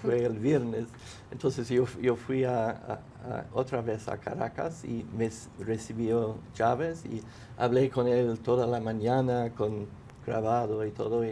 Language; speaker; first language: Spanish; non-native, fluent; English